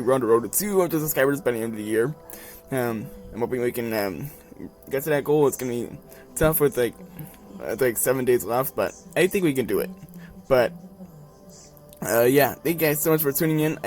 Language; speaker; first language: English; native; English